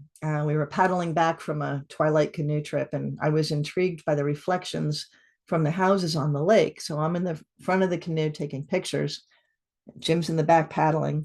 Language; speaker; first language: English; native; English